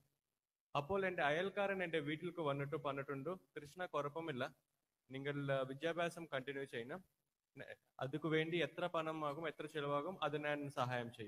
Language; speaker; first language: Malayalam; non-native, learner; Telugu